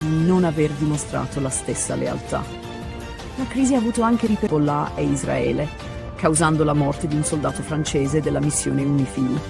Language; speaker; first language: Italian; native; Italian